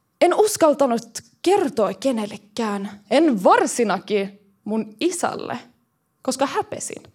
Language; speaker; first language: Finnish; early bilingual, heritage; Finnish